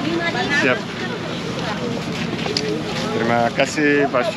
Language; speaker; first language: Indonesian; non-native, learner; German